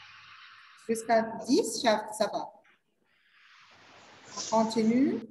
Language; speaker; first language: French; non-native, learner; Arabic